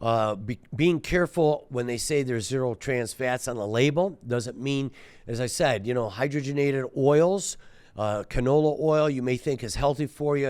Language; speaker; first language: English; native; English